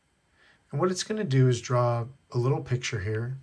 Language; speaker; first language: English; native; English